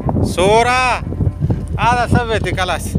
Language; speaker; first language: Arabic; non-native, learner; Telugu